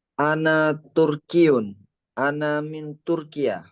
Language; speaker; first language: Arabic; non-native, learner; Indonesian